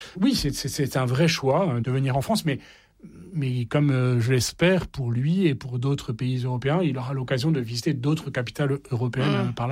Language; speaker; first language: French; native; French